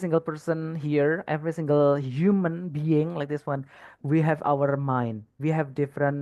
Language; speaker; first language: English; non-native, fluent; Indonesian